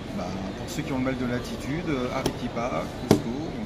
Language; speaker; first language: French; native; French